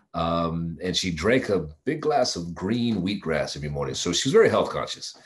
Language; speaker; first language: English; native; English